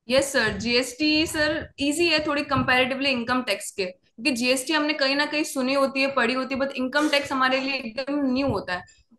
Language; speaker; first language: Hindi; native; Hindi